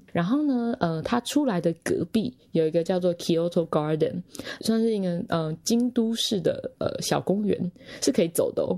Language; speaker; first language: Chinese; native; Chinese